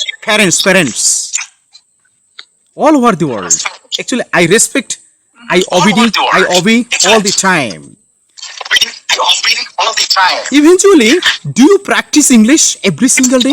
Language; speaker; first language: English; non-native, learner; Bangla